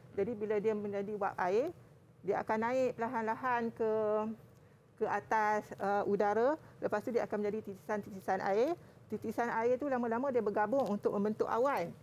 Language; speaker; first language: Malay; native; Malay